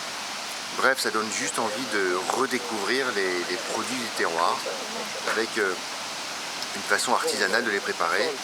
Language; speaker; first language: French; native; French